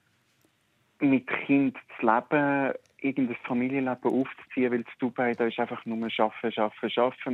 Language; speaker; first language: German; native; German